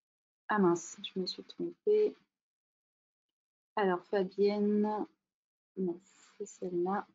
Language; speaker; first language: French; native; French